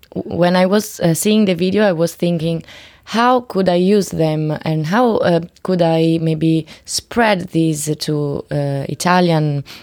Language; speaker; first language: English; non-native, learner; Italian